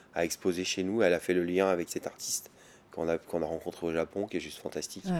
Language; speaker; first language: French; native; French